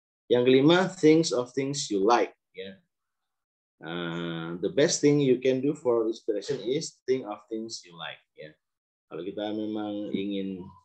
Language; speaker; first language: English; non-native, fluent; Indonesian